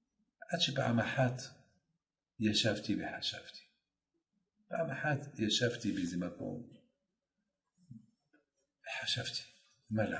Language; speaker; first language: Hebrew; non-native, fluent; French